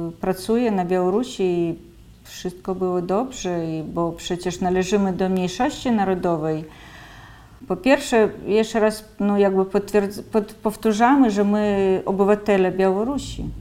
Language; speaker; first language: Polish; early bilingual, heritage; Polish